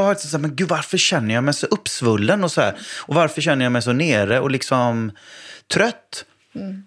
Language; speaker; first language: Swedish; native; Swedish